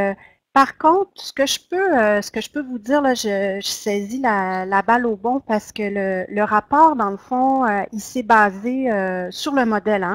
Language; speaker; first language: French; native; French